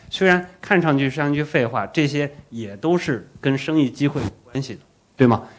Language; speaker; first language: Chinese; native; Chinese